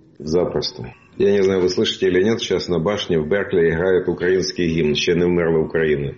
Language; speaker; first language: Russian; native; Russian